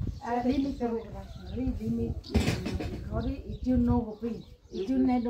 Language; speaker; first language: Bulgarian; non-native, learner; Vietnamese